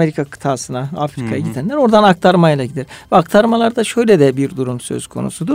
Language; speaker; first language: Turkish; native; Turkish